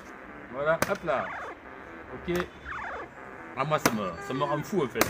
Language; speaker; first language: French; native; French